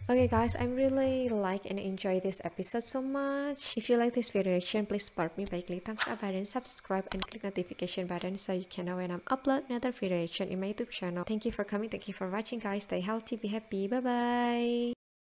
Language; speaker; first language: English; non-native, learner; Indonesian